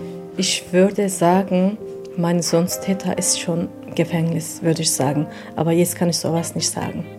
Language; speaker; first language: German; non-native, learner; Turkish